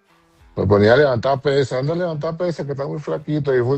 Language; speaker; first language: Spanish; native; Spanish